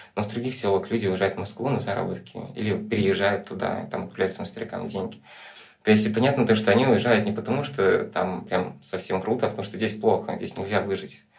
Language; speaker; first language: Russian; native; Russian